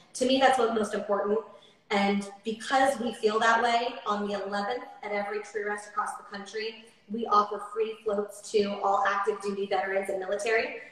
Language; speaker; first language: English; native; English